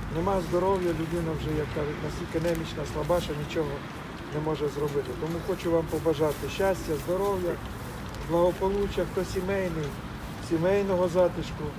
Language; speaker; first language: Ukrainian; non-native, local second language; Russian